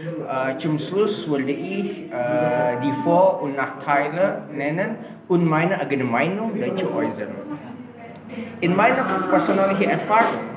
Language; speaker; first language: German; non-native, learner; Indonesian